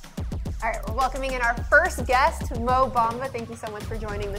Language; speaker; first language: English; native; English